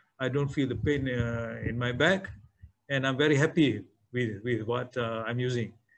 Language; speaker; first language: English; non-native, local second language; Malay